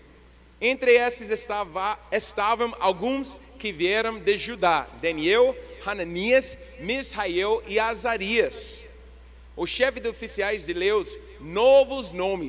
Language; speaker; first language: Portuguese; non-native, learner; English